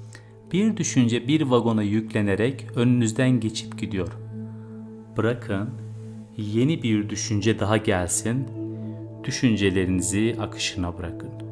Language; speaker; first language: Turkish; native; Turkish